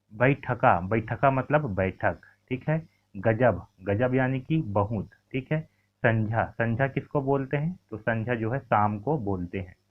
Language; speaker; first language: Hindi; native; Hindi